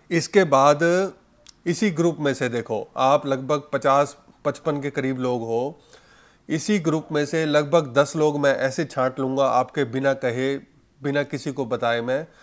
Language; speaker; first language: Hindi; native; Hindi